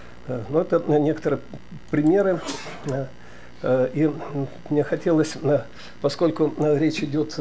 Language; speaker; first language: Russian; native; Russian